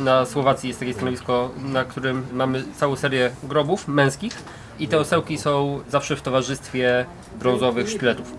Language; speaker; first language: Polish; native; Polish